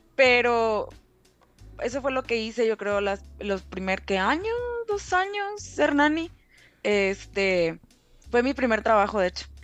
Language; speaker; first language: Spanish; native; Spanish